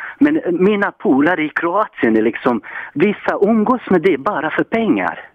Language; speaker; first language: Swedish; non-native, fluent; Croatian